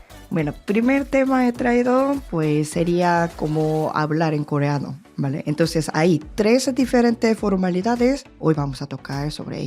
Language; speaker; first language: Spanish; non-native, learner; Korean